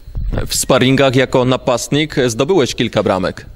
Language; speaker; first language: Polish; native; Polish